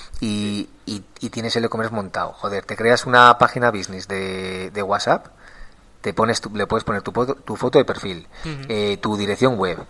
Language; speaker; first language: Spanish; native; Spanish